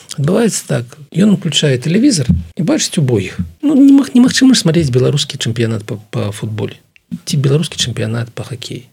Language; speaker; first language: Belarusian; non-native, local second language; Russian